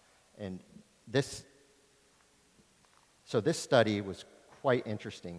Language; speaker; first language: English; native; English